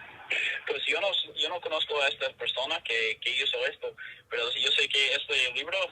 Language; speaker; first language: Spanish; non-native, fluent; English